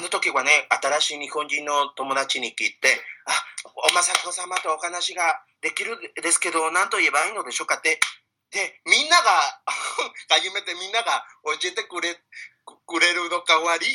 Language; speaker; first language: Japanese; non-native, fluent; Spanish